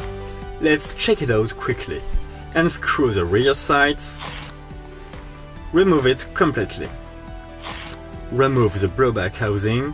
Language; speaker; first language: English; non-native, fluent; French